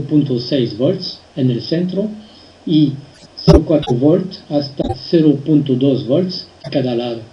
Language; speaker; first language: Spanish; non-native, fluent; French